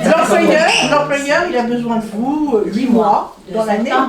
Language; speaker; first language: French; native; French